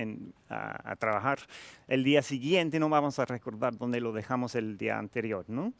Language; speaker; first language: Spanish; non-native, fluent; English